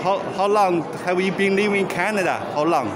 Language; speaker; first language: English; non-native, learner; Chinese